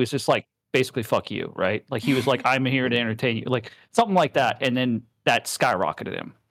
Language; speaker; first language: English; native; English